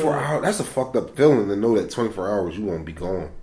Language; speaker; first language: English; native; English